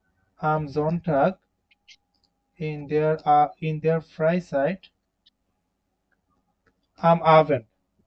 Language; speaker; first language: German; non-native, fluent; Bangla